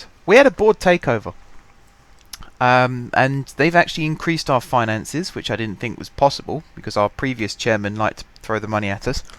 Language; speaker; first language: English; native; English